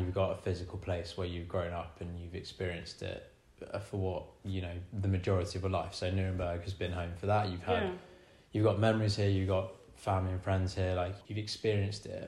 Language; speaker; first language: English; native; English